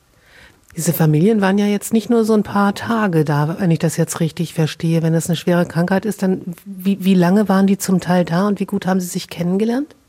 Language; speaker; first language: German; native; German